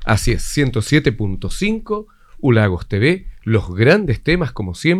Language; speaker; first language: Spanish; native; Spanish